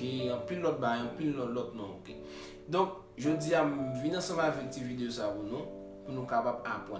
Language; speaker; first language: French; non-native, learner; Haitian Creole